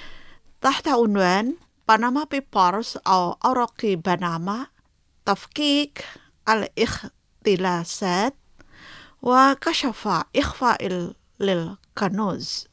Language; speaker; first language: Arabic; non-native, fluent; Indonesian